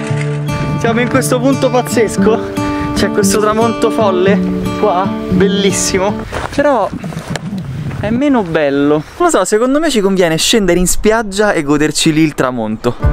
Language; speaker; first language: Italian; native; Italian